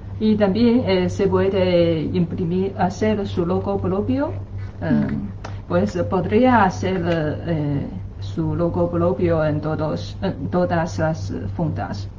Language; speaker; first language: Spanish; non-native, learner; Chinese